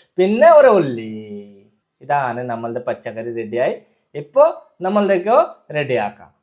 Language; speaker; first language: Malayalam; non-native, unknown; Bangla